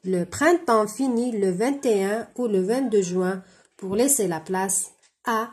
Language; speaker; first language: French; non-native, local second language; Arabic